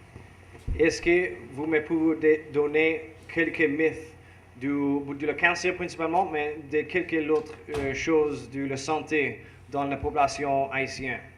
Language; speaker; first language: French; non-native, learner; English